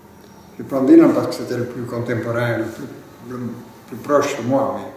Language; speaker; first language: French; non-native, fluent; Italian